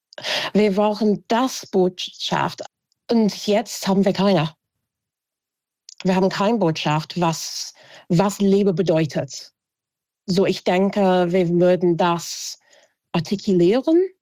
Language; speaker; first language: German; non-native, fluent; English